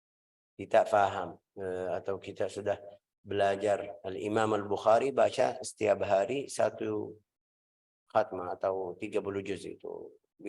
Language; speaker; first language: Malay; non-native, fluent; Arabic